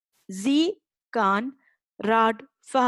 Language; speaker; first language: German; non-native, fluent; Hindi